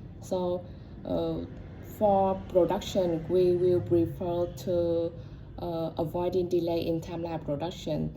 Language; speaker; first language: English; non-native, learner; Vietnamese